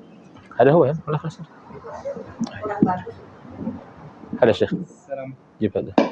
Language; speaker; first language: Arabic; non-native, fluent; Indonesian